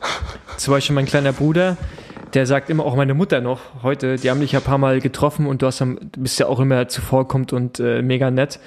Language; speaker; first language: German; native; German